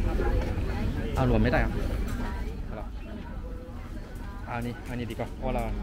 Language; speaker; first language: Thai; non-native, fluent; French